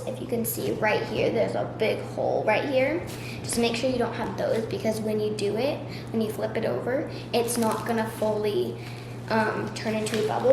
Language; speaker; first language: English; native; English